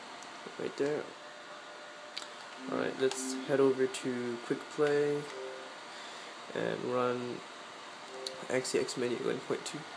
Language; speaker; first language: English; native; English